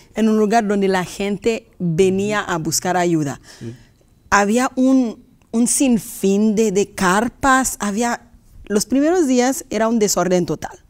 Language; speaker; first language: Spanish; non-native, fluent; Haitian Creole